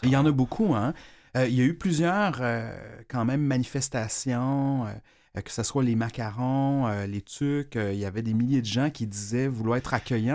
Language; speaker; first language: French; native; French